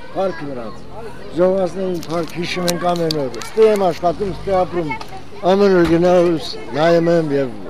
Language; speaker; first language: Armenian; native; Armenian